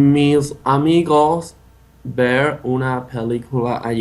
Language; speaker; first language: Spanish; non-native, learner; English